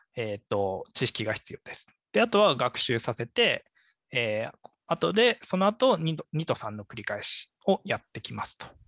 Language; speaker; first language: Japanese; native; Japanese